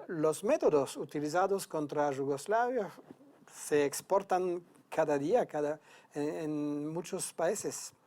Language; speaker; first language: Spanish; non-native, fluent; French